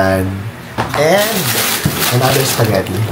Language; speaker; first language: English; non-native, local second language; Filipino